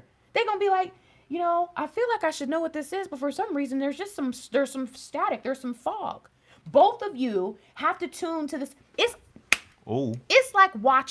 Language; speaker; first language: English; native; English